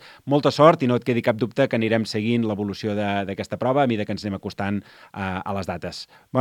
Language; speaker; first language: Catalan; native; Catalan